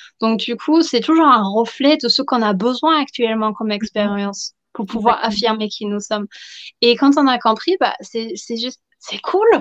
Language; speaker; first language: French; non-native, fluent; German